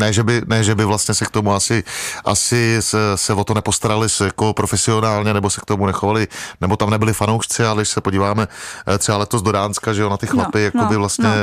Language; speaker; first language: Czech; native; Czech